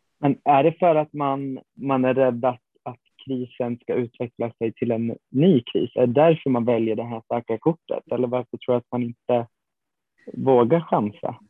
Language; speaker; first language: Swedish; native; Swedish